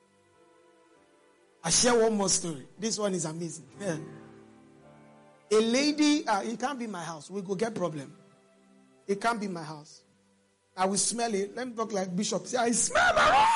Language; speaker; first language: English; non-native, local second language; Yoruba